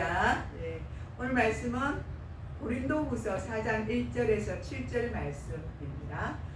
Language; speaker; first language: Korean; native; Korean